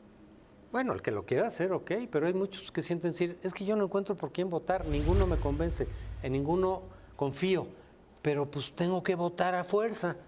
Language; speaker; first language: Spanish; native; Spanish